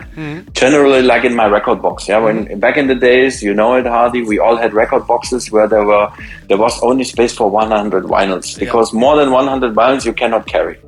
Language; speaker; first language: English; non-native, fluent; German